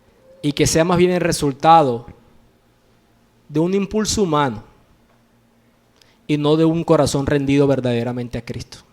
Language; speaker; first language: Spanish; native; Spanish